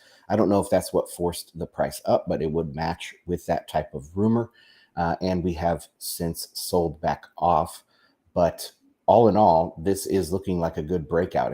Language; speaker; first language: English; native; English